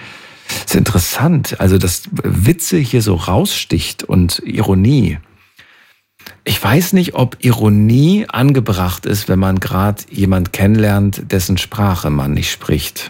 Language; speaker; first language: German; native; German